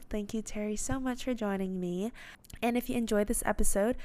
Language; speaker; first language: English; non-native, fluent; Chinese